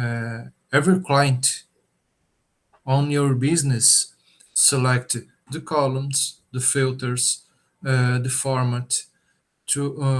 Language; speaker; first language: English; non-native, learner; Portuguese